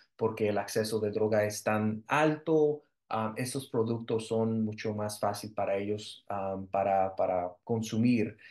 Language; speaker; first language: Spanish; early bilingual, heritage; Spanish